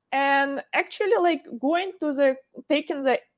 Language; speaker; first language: English; non-native, fluent; Ukrainian